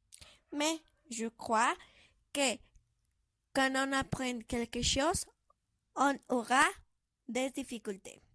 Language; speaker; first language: French; non-native, learner; Spanish